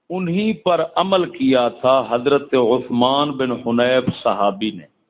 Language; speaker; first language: Urdu; non-native, local second language; Punjabi